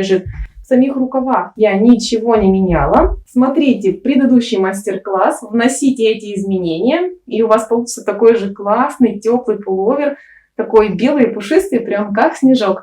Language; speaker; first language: Russian; native; Russian